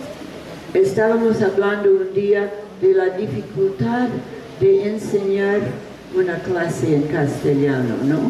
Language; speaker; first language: Spanish; non-native, fluent; English